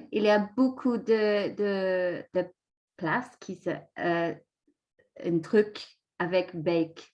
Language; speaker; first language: French; non-native, learner; English